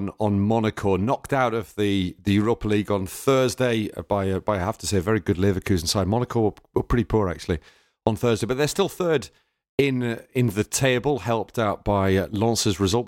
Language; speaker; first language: English; native; English